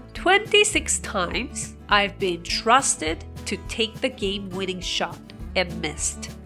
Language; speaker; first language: English; non-native, fluent; Japanese